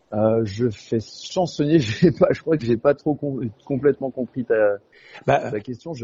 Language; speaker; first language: French; native; French